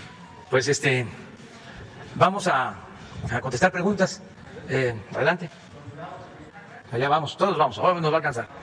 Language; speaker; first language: Spanish; native; Spanish